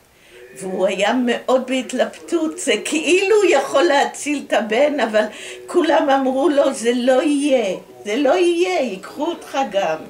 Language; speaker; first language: Hebrew; early bilingual, other home language; Dutch